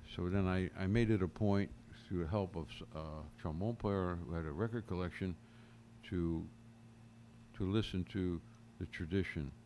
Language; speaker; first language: English; native; English